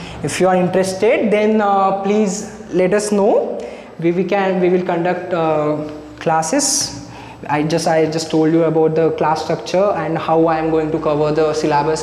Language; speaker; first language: English; non-native, local second language; Marathi